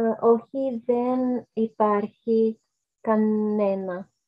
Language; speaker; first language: Greek; non-native, learner; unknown